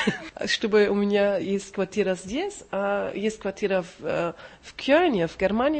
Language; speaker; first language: Russian; non-native, learner; German